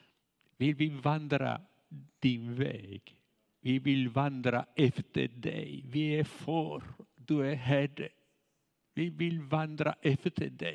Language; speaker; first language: Swedish; non-native, fluent; Spanish